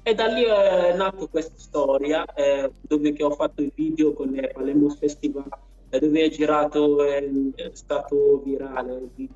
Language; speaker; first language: Italian; non-native, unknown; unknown